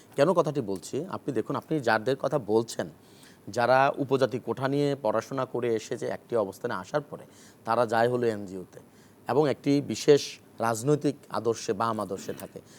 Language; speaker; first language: Bangla; native; Bangla